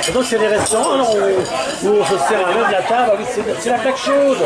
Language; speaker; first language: French; native; French